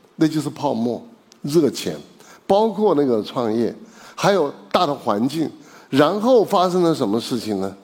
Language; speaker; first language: Chinese; native; Chinese